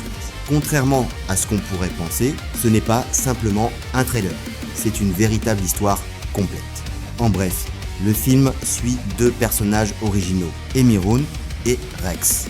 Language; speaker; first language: French; native; French